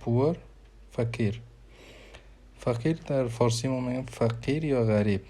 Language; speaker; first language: Persian; non-native, fluent; Urdu